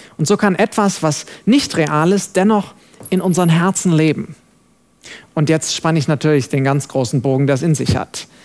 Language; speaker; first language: German; non-native, fluent; English